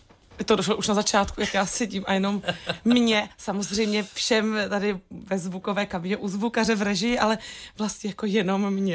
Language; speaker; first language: Czech; native; Czech